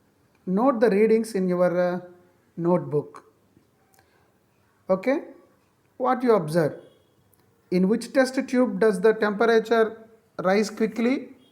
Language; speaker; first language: English; non-native, local second language; Telugu